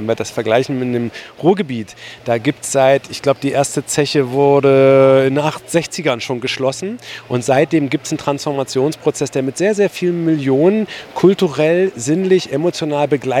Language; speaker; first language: German; native; German